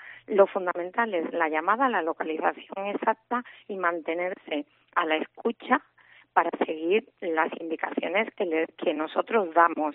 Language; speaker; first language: Spanish; native; Spanish